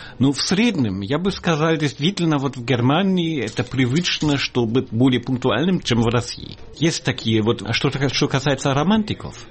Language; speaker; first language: Russian; non-native, fluent; German